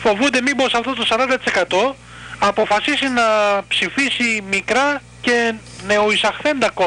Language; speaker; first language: Greek; native; Greek